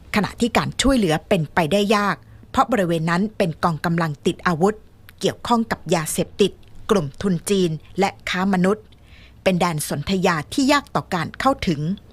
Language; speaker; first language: Thai; native; Thai